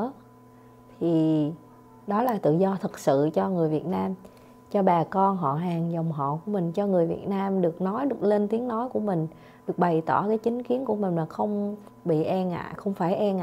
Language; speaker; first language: Vietnamese; native; Vietnamese